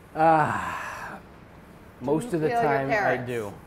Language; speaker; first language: English; native; English